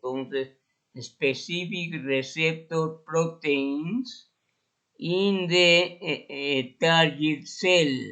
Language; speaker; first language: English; non-native, fluent; Spanish